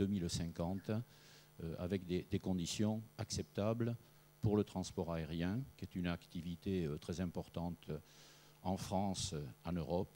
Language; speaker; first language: French; native; French